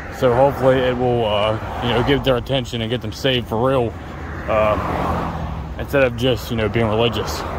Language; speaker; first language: English; native; English